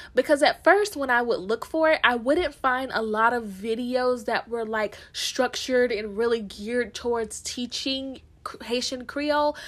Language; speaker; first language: English; early bilingual, other home language; Haitian Creole